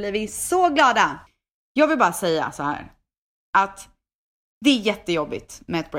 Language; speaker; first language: Swedish; native; Swedish